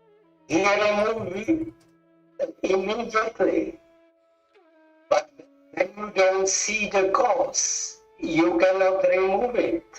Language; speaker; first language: English; non-native, learner; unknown